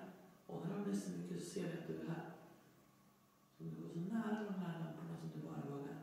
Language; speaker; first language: Swedish; native; Swedish